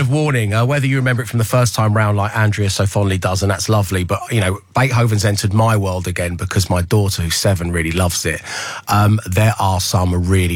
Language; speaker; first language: English; native; English